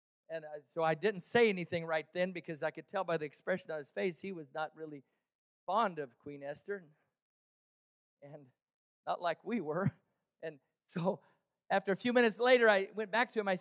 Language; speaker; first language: English; native; English